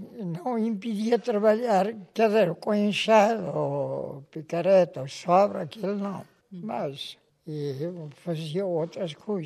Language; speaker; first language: Portuguese; non-native, local second language; Kabuverdianu